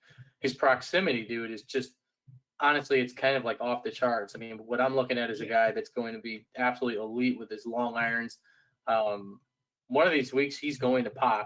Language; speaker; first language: English; native; English